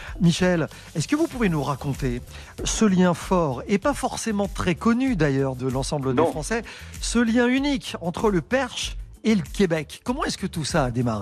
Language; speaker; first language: French; native; French